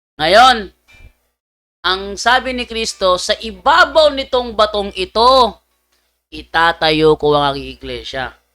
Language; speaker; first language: Filipino; non-native, local second language; Cebuano